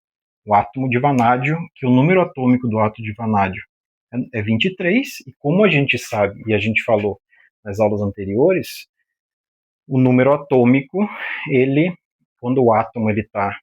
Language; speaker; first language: Portuguese; native; Portuguese